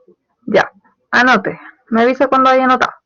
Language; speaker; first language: Spanish; native; Spanish